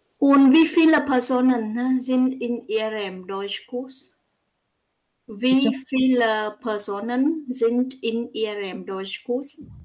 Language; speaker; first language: German; non-native, fluent; Vietnamese